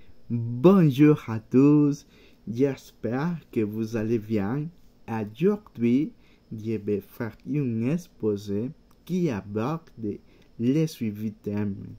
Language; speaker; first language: French; non-native, learner; Spanish